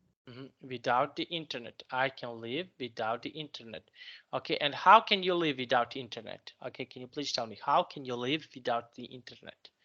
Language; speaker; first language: English; non-native, fluent; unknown